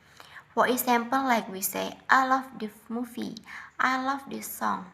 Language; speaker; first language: English; non-native, learner; Indonesian